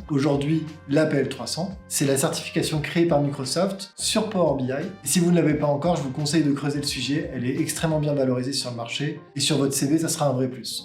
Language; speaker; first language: French; native; French